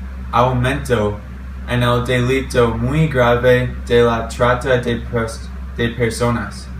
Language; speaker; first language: Spanish; non-native, learner; English